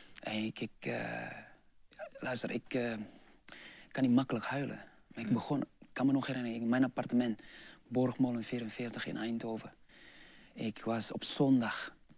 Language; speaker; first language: Dutch; non-native, fluent; Indonesian